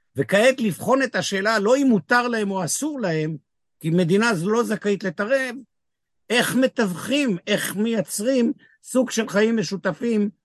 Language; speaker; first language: Hebrew; native; Hebrew